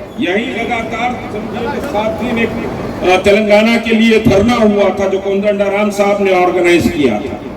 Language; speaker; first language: Urdu; native; Urdu